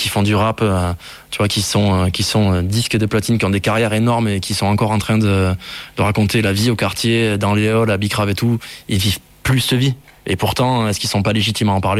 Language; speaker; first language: French; native; French